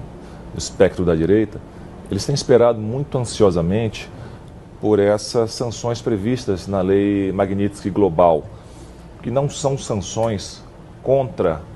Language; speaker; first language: Portuguese; native; Portuguese